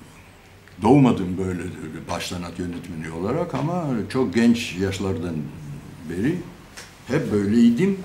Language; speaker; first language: Turkish; non-native, fluent; Georgian